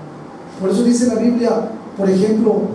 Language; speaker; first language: Spanish; native; Spanish